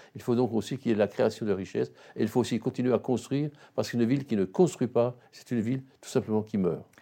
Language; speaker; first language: French; native; French